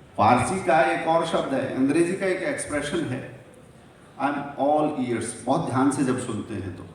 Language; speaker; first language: Hindi; native; Hindi